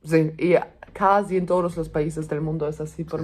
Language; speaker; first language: Spanish; non-native, fluent; German